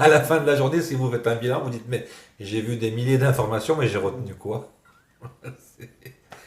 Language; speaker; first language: French; native; French